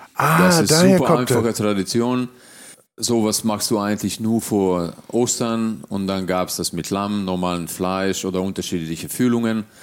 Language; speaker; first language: German; early bilingual, other home language; Hungarian